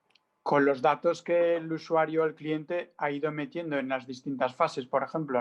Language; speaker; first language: Spanish; native; Spanish